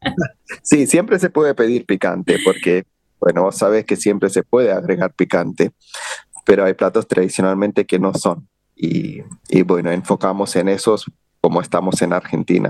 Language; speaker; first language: Spanish; non-native, fluent; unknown